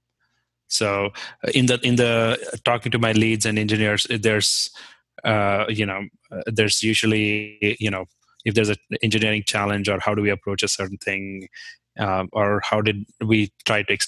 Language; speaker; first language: English; non-native, local second language; Kashmiri